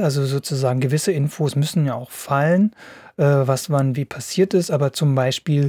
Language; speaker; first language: German; native; German